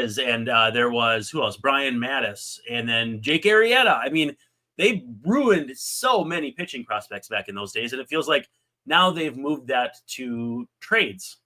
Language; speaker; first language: English; native; English